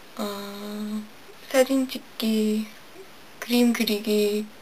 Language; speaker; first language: Korean; non-native, fluent; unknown